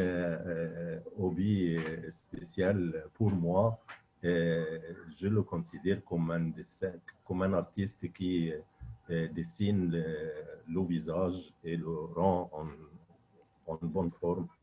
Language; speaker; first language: French; non-native, fluent; Arabic